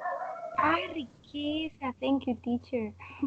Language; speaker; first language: English; non-native, learner; Spanish